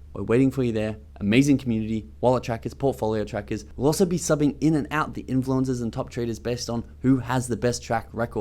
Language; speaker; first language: English; native; English